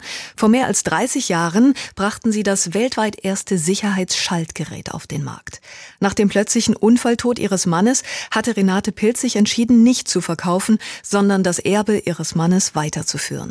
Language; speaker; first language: German; native; German